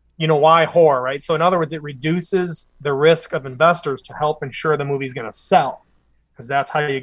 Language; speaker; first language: English; native; English